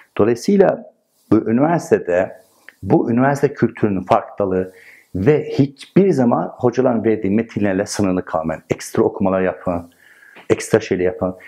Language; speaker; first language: Turkish; non-native, fluent; Persian